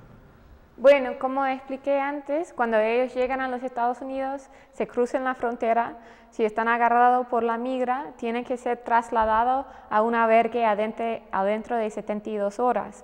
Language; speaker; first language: Spanish; non-native, fluent; English